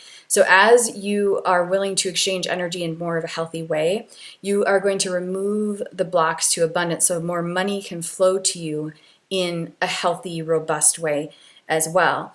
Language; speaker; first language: English; native; English